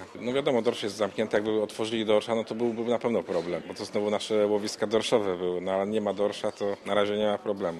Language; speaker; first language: Polish; native; Polish